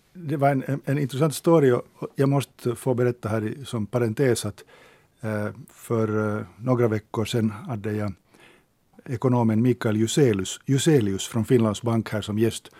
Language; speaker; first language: Swedish; native; Swedish